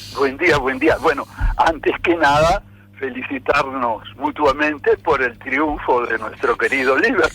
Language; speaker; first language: Spanish; native; Spanish